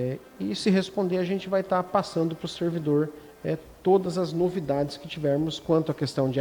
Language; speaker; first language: Portuguese; native; Portuguese